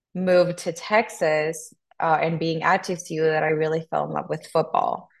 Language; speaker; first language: English; non-native, fluent; Spanish